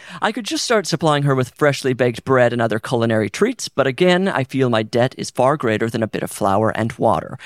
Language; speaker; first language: English; native; English